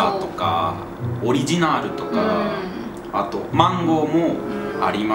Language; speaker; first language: Japanese; non-native, learner; Spanish